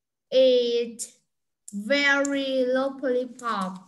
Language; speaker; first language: English; non-native, learner; Vietnamese